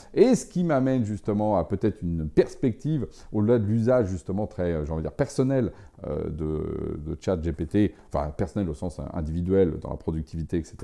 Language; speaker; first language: French; native; French